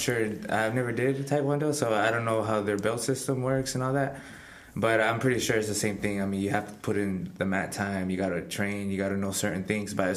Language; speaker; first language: English; native; English